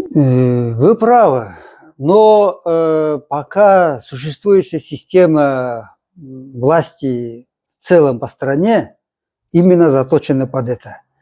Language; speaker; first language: Russian; non-native, local second language; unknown